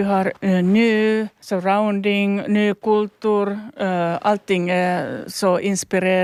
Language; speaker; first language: Swedish; non-native, local second language; Finnish